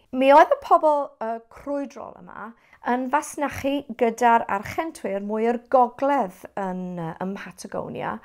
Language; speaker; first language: Welsh; non-native, fluent; English